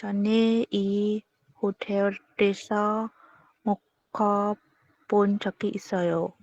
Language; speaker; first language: Korean; non-native, learner; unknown